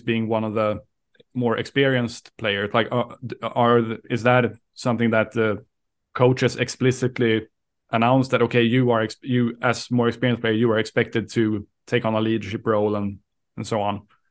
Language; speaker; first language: English; non-native, fluent; Swedish